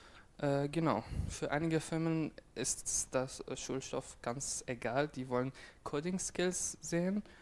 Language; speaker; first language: German; non-native, fluent; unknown